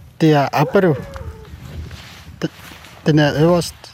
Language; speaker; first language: Danish; non-native, local second language; Kalaallisut